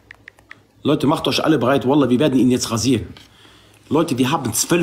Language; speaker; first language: German; non-native, local second language; Arabic